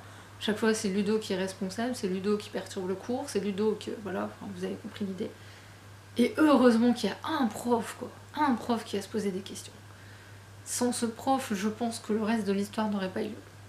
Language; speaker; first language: French; native; French